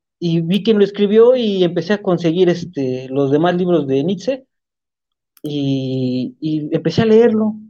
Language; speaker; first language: Spanish; native; Spanish